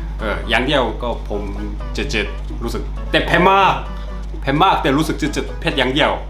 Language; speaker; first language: Thai; non-native, learner; Korean